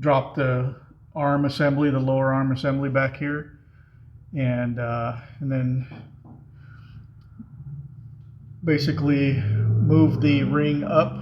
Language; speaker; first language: English; native; English